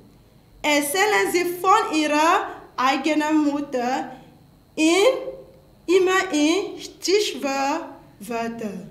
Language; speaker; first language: German; non-native, fluent; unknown